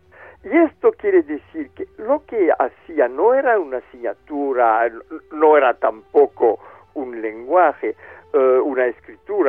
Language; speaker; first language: Spanish; non-native, fluent; French